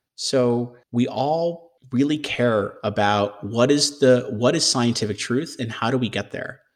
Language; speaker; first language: English; native; English